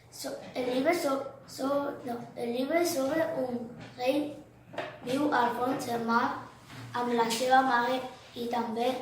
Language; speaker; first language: Catalan; non-native, learner; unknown